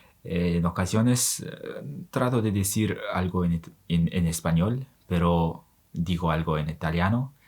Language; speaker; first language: Spanish; non-native, learner; Mongolian